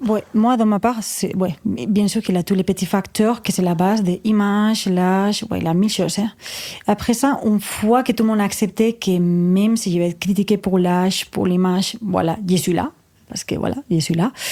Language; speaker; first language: French; non-native, fluent; Spanish